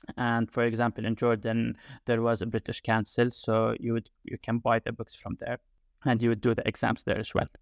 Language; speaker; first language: English; non-native, fluent; Arabic